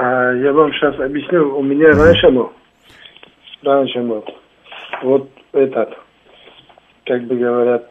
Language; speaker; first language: Russian; non-native, learner; Tajik